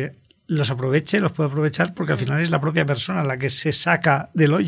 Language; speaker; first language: Spanish; native; Spanish